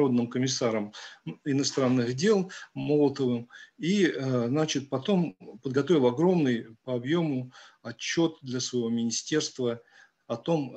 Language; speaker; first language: Russian; native; Russian